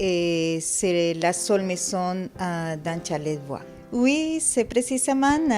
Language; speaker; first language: French; non-native, fluent; Spanish